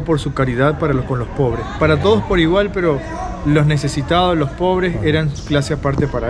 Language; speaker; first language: Spanish; native; Spanish